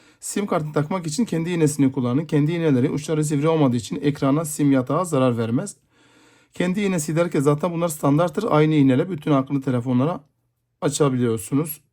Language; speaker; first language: Turkish; native; Turkish